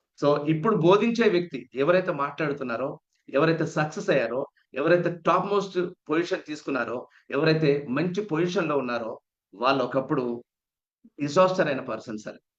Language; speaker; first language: Telugu; native; Telugu